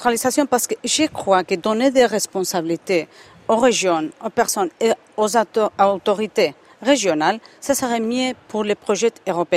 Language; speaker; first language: French; non-native, fluent; Spanish